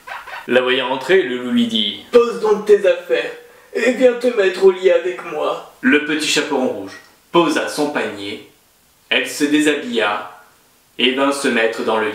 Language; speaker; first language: French; native; French